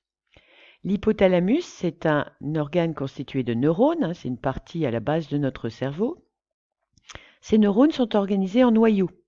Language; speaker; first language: French; native; French